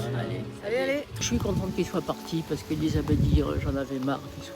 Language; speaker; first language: French; native; French